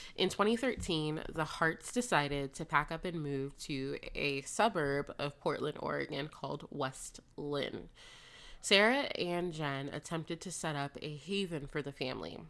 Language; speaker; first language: English; native; English